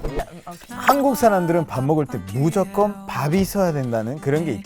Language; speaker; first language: Korean; non-native, fluent; Spanish